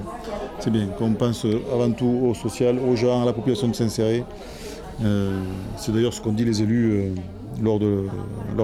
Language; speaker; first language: French; native; French